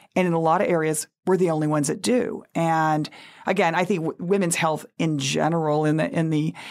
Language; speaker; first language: English; native; English